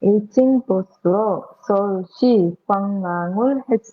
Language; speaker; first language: Korean; non-native, learner; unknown